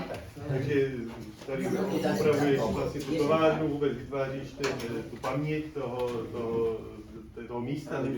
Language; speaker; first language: Czech; non-native, fluent; Spanish